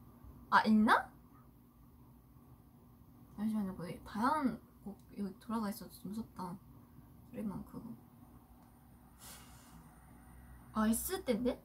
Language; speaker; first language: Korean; non-native, fluent; Japanese